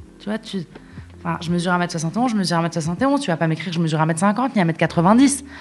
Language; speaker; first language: French; non-native, local second language; Arabic